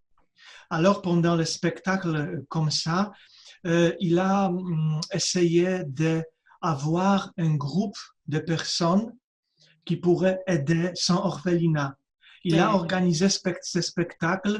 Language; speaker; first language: French; non-native, fluent; Polish